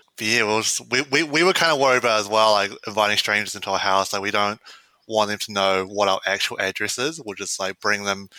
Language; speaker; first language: English; native; English